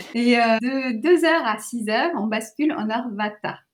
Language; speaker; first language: French; early bilingual, other home language; Sinhala